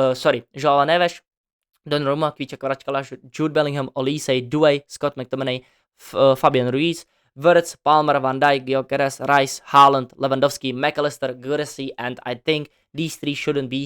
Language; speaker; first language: English; non-native, fluent; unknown